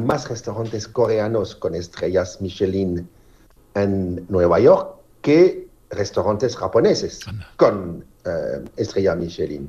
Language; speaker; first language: Spanish; non-native, fluent; French